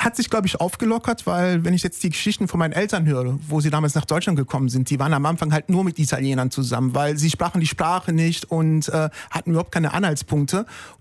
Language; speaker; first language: German; native; German